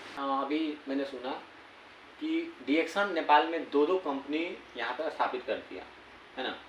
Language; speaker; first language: Hindi; native; Hindi